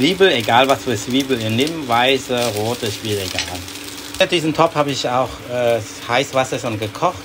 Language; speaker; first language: German; non-native, learner; Vietnamese